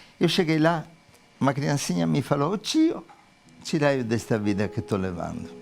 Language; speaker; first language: Portuguese; non-native, fluent; Italian